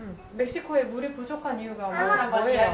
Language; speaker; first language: Korean; native; Korean